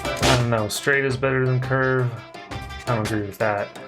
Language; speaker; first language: English; native; English